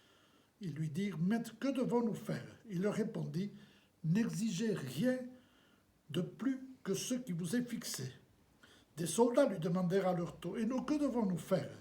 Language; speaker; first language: French; native; French